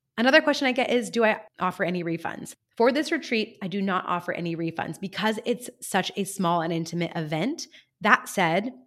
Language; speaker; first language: English; native; English